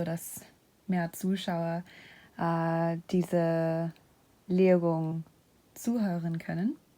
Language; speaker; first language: German; non-native, fluent; English